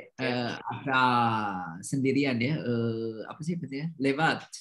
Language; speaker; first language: Hebrew; non-native, learner; Indonesian